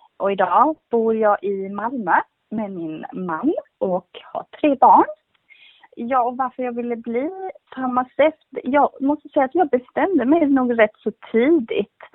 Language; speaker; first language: Swedish; early bilingual, other home language; Kurdish